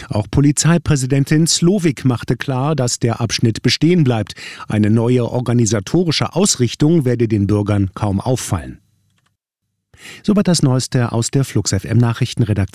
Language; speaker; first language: German; native; German